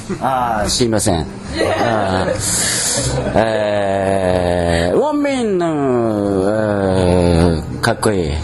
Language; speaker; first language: Korean; non-native, learner; Japanese